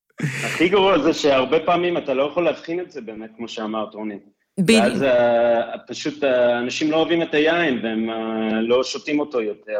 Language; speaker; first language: Hebrew; non-native, fluent; English